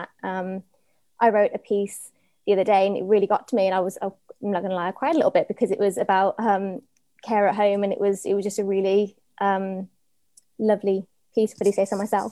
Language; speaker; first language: English; native; English